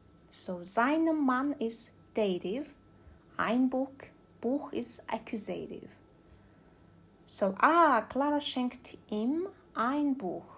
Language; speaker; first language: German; non-native, learner; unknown